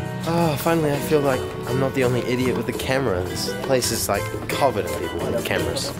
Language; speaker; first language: English; native; English